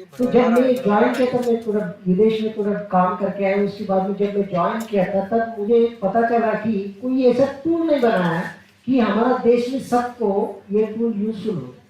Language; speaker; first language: Hindi; non-native, local second language; Telugu